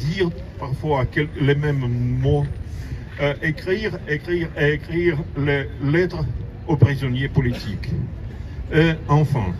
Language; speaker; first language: French; non-native, learner; Russian